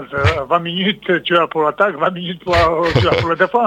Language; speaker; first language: French; non-native, fluent; Serbian